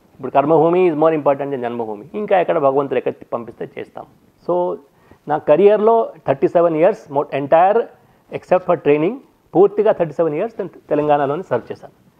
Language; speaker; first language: Telugu; non-native, local second language; Odia